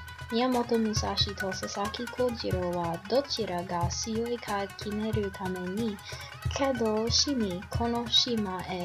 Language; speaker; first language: Japanese; non-native, learner; English